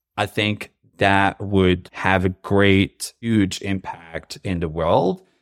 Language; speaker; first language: English; non-native, fluent; Arabic